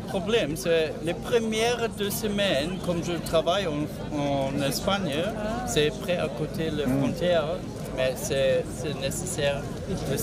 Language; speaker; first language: French; non-native, learner; German